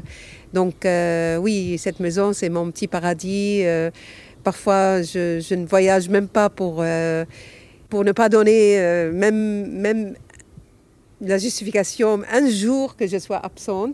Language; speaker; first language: French; non-native, fluent; Arabic